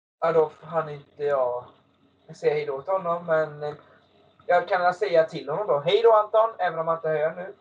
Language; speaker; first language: Swedish; native; Swedish